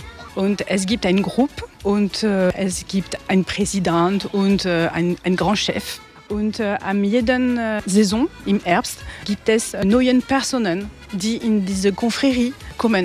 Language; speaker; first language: German; non-native, learner; French